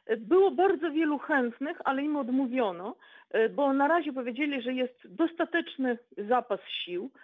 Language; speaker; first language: Polish; native; Polish